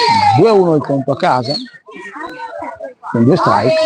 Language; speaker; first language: Italian; native; Italian